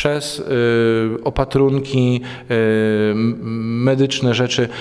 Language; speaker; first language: Polish; native; Polish